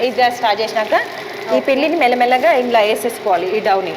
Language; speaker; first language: Telugu; native; Telugu